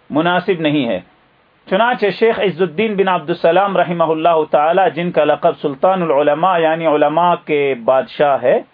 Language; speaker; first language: Urdu; native; Urdu